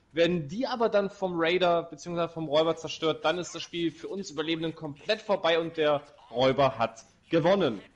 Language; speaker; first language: German; native; German